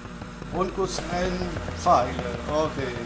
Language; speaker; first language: German; non-native, fluent; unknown